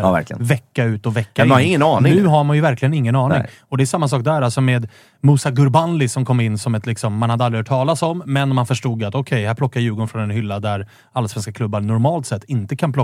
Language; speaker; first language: Swedish; native; Swedish